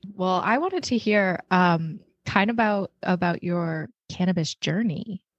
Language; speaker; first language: English; native; English